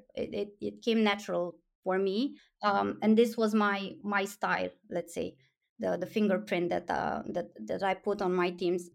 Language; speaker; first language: English; non-native, fluent; Romanian